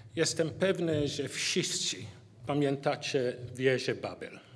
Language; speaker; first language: Polish; non-native, learner; English